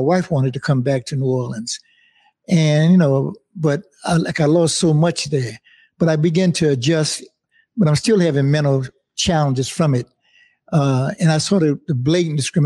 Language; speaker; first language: English; native; English